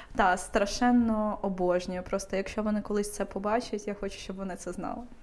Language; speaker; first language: Ukrainian; non-native, local second language; Russian